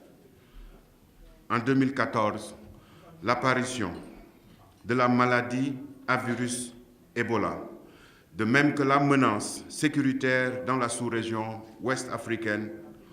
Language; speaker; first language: French; non-native, local second language; Wolof